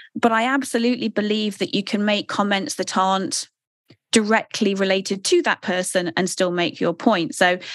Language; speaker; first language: English; native; English